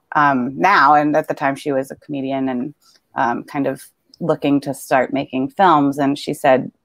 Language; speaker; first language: English; native; English